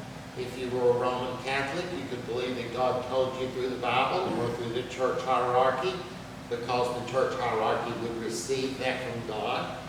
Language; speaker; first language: English; native; English